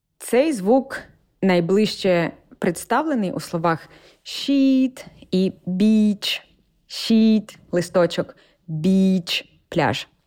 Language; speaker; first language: Ukrainian; native; Ukrainian